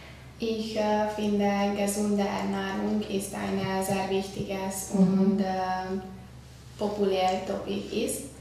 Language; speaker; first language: German; non-native, learner; Hungarian